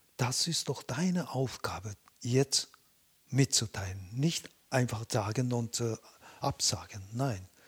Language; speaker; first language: German; non-native, fluent; Japanese